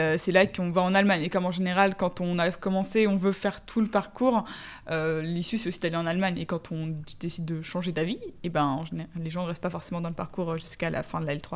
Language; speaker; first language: French; native; French